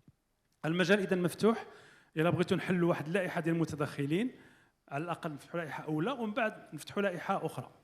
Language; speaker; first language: Arabic; native; Arabic